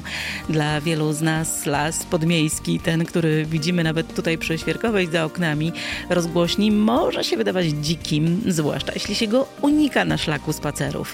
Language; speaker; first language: Polish; native; Polish